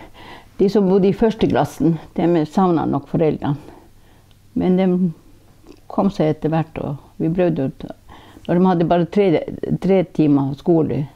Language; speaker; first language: Norwegian; non-native, local second language; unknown